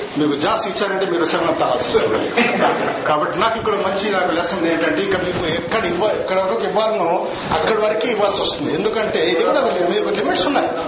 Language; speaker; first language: Telugu; non-native, local second language; Urdu